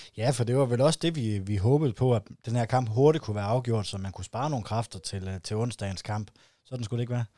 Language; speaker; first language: Danish; native; Danish